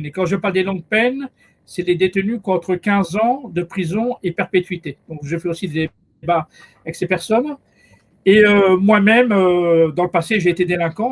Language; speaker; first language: French; native; French